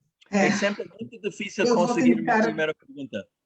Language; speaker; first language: Portuguese; non-native, fluent; English